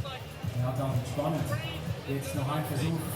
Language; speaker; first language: German; native; German